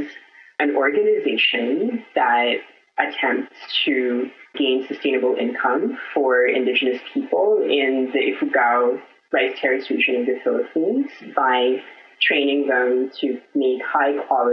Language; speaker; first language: English; non-native, local second language; Filipino